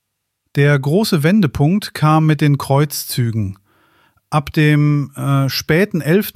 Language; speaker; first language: German; native; German